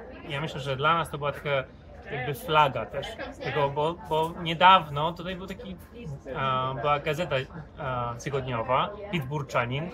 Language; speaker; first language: Polish; early bilingual, heritage; English